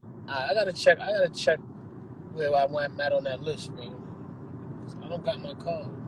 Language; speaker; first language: English; native; English